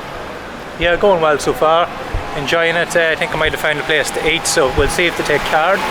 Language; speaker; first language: English; native; English